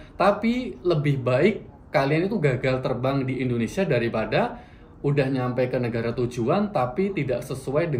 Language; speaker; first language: Indonesian; native; Indonesian